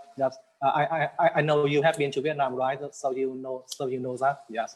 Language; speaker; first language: English; non-native, learner; Vietnamese